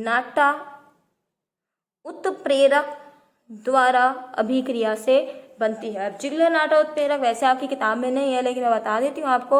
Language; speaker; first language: Hindi; native; Hindi